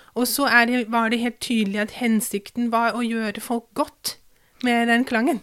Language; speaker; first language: Norwegian; non-native, fluent; German